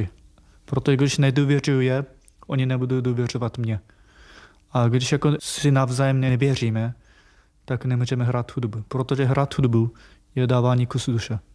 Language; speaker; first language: Czech; non-native, fluent; Japanese